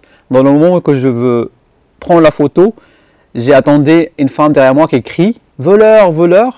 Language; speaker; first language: French; non-native, local second language; Arabic